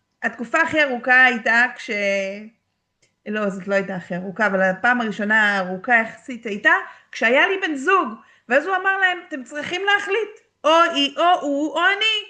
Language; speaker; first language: Hebrew; native; Hebrew